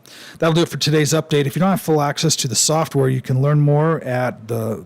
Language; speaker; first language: English; native; English